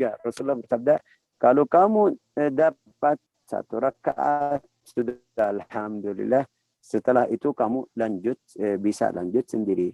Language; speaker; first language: Indonesian; non-native, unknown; Arabic